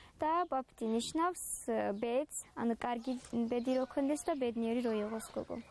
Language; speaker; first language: Georgian; non-native, local second language; Azerbaijani